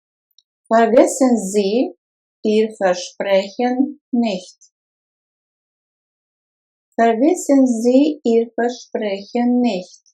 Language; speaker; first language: German; non-native, fluent; Russian